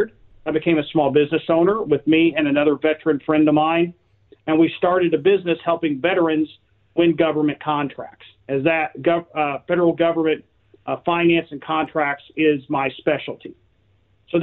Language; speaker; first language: English; native; English